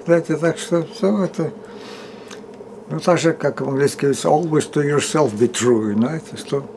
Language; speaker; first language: Russian; early bilingual, heritage; Russian